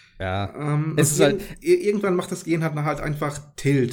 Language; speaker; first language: German; native; German